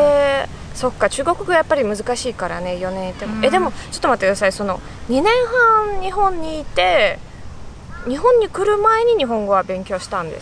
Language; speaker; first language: Japanese; non-native, fluent; Russian